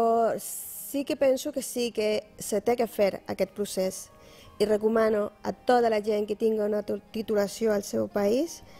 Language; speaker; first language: Catalan; non-native, fluent; Spanish